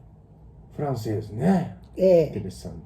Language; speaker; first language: Portuguese; non-native, learner; Japanese